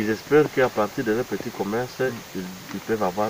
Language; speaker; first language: French; non-native, local second language; Swahili